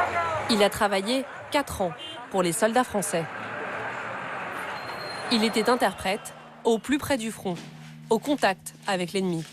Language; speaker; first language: French; native; French